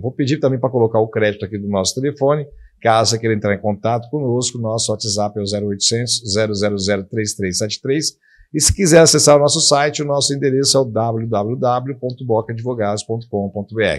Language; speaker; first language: Portuguese; native; Portuguese